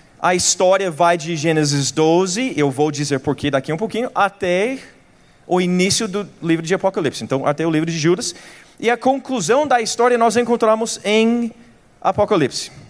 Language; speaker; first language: Portuguese; non-native, fluent; English